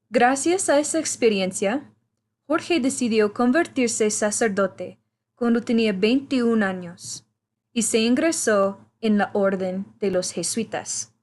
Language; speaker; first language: Spanish; non-native, learner; English